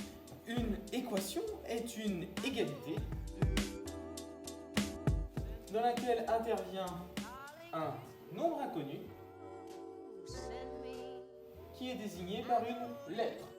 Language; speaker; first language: French; native; French